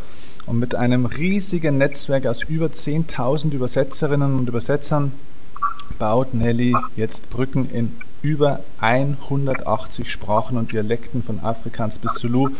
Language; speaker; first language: German; native; German